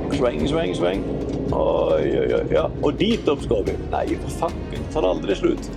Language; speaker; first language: Swedish; native; Swedish